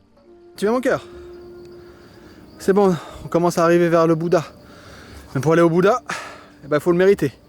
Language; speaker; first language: French; native; French